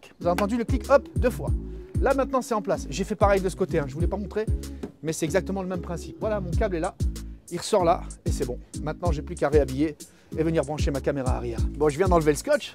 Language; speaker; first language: French; native; French